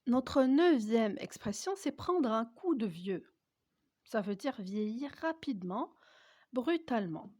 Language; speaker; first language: French; non-native, local second language; Arabic